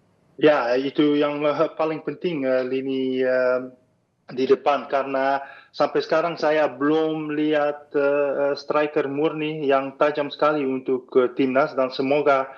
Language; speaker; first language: Indonesian; non-native, fluent; Dutch